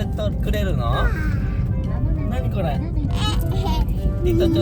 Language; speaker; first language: Japanese; non-native, fluent; Filipino